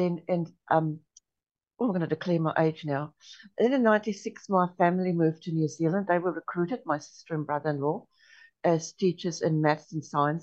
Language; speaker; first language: English; non-native, local second language; Afrikaans